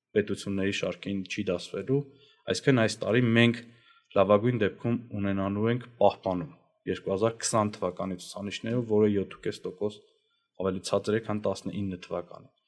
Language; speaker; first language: Armenian; native; Armenian